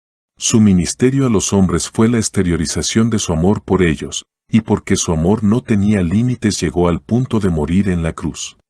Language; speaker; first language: Spanish; native; Spanish